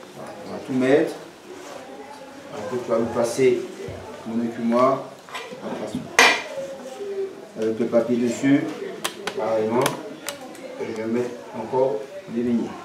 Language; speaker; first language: French; native; French